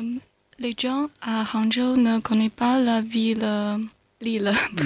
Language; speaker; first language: French; non-native, learner; Chinese